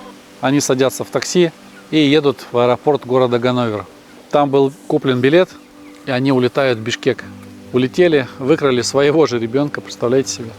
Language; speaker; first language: Russian; native; Russian